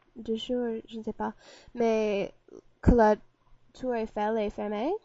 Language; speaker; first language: French; non-native, learner; English